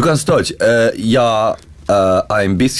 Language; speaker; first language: German; non-native, learner; Finnish